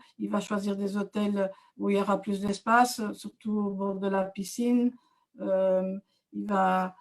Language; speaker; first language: French; native; French